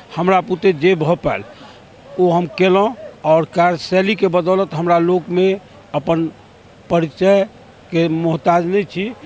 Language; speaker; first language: Maithili; native; Maithili